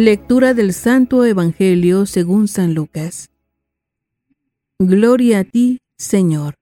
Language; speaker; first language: Spanish; native; Spanish